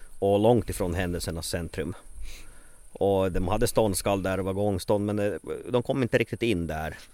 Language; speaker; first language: Swedish; native; Swedish